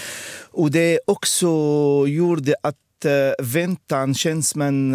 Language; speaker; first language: Swedish; non-native, fluent; Arabic